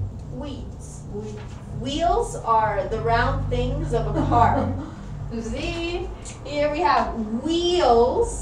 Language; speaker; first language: English; non-native, fluent; Spanish